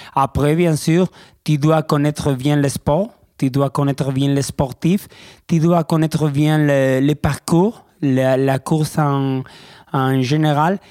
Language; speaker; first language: French; non-native, learner; Spanish